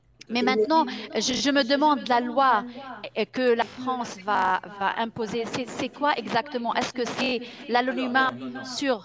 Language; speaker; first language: French; non-native, fluent; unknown